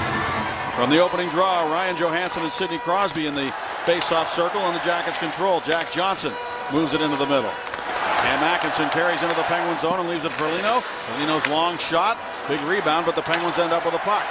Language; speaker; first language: English; native; English